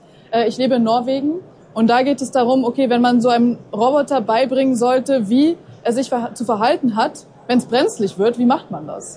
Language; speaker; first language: German; native; German